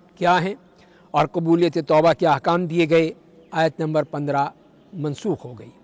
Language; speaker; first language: Urdu; native; Urdu